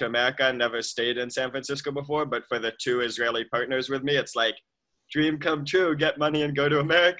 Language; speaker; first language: English; native; English